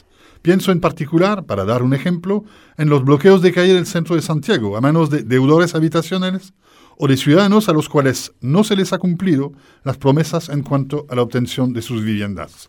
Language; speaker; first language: Spanish; native; Spanish